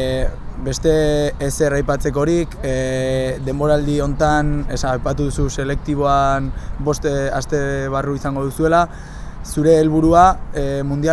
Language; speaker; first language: Basque; native; Basque